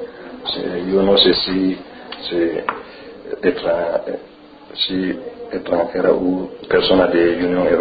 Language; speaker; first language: Spanish; non-native, learner; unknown